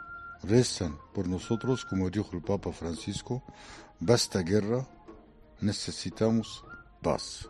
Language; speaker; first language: Spanish; non-native, fluent; Arabic